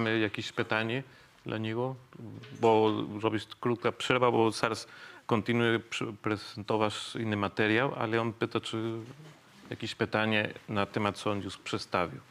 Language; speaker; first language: Polish; non-native, fluent; Spanish